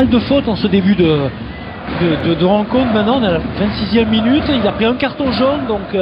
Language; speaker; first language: French; native; French